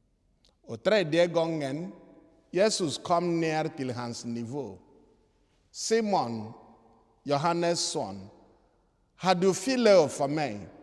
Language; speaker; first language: Swedish; non-native, fluent; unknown